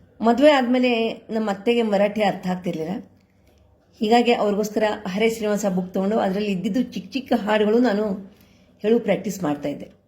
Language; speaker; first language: Kannada; non-native, local second language; Marathi